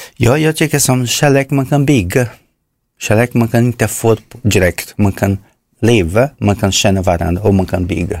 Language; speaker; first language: Swedish; non-native, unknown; Portuguese